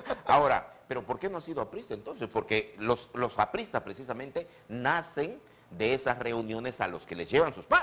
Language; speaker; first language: Spanish; native; Spanish